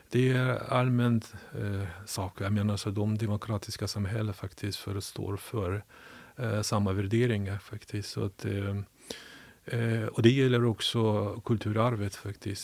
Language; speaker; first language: Swedish; non-native, fluent; Ukrainian